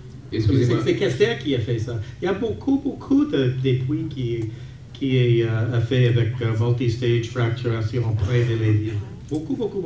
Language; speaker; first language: French; non-native, local second language; English